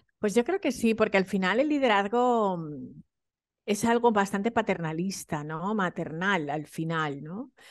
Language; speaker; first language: Spanish; early bilingual, other home language; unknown